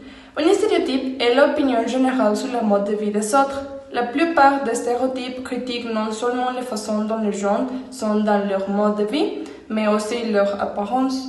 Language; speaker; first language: French; non-native, learner; Spanish